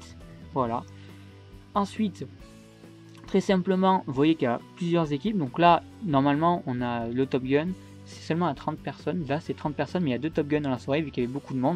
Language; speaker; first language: French; native; French